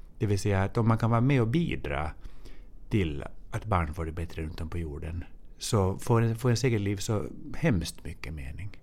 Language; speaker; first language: Swedish; native; Swedish